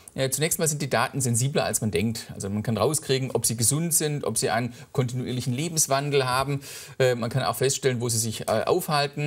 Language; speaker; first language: German; native; German